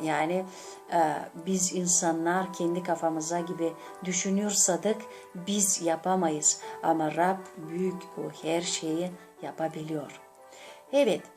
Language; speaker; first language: Turkish; non-native, learner; Gagauz